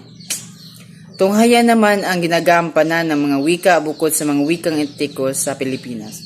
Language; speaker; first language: Filipino; non-native, local second language; Cebuano